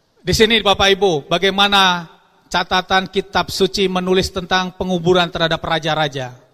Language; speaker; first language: Indonesian; non-native, local second language; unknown